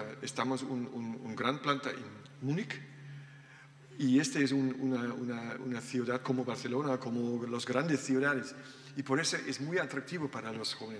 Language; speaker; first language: Spanish; non-native, learner; German